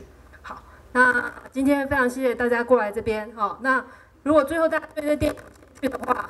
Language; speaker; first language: Chinese; native; Chinese